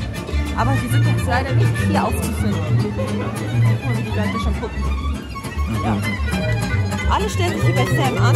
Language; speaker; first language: German; native; German